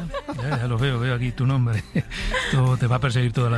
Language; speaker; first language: Spanish; native; Spanish